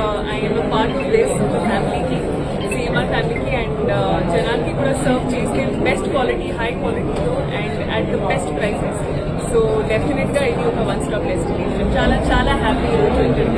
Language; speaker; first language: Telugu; non-native, fluent; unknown